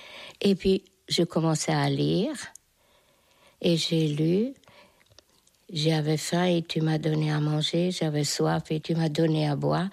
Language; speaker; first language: French; non-native, fluent; Hungarian